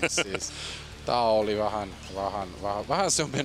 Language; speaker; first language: Finnish; non-native, fluent; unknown